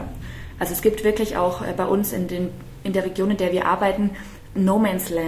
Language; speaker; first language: German; native; German